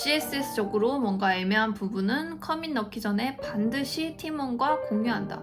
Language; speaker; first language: Korean; native; Korean